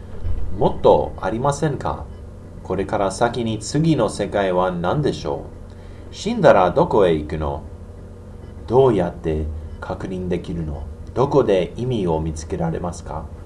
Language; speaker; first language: Japanese; non-native, learner; English